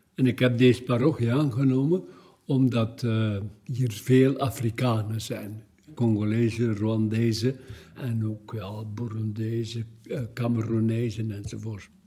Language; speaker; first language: Dutch; native; Dutch